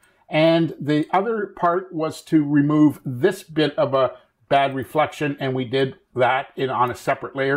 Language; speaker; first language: English; native; English